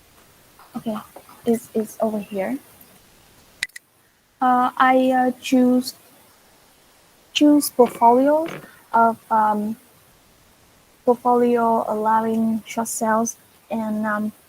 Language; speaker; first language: English; non-native, learner; Vietnamese